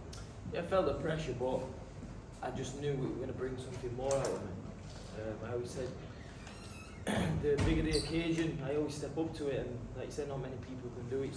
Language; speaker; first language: English; native; English